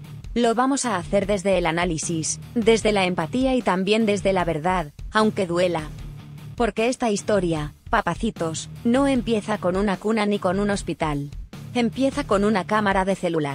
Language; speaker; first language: Spanish; native; Spanish